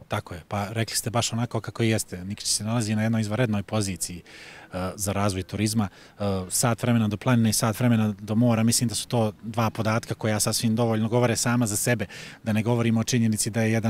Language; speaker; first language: Croatian; native; Croatian